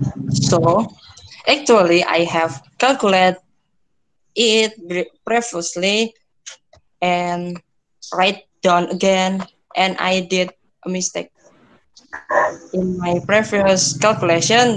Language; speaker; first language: English; non-native, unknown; Indonesian